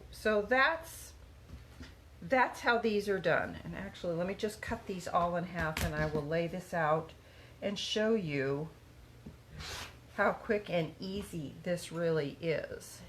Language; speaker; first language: English; native; English